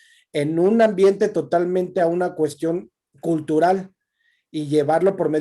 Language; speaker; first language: Spanish; native; Spanish